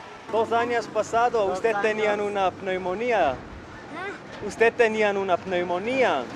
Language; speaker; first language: Spanish; non-native, learner; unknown